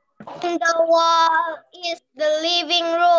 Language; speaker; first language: English; non-native, learner; Indonesian